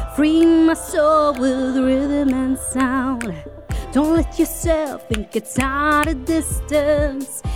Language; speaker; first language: English; early bilingual, other home language; Romanian